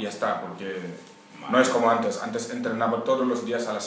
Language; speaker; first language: Spanish; non-native, learner; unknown